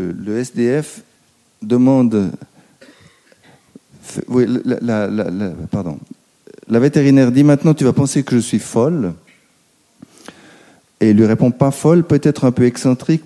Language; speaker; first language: French; native; French